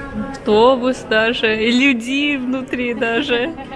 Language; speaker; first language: Russian; non-native, learner; English